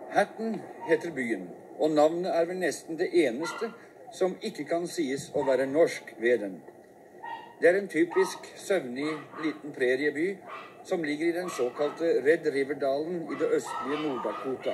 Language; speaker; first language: Norwegian; native; Norwegian